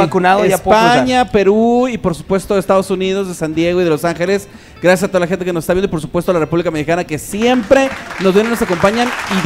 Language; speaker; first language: Spanish; native; Spanish